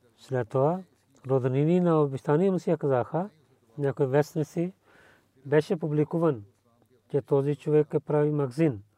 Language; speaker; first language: Bulgarian; non-native, learner; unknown